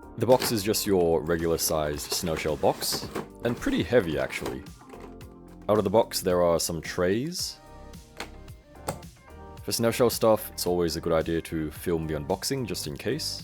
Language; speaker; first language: English; native; English